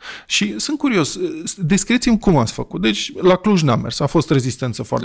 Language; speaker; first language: Romanian; native; Romanian